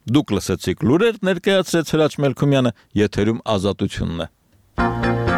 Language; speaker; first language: Armenian; native; Armenian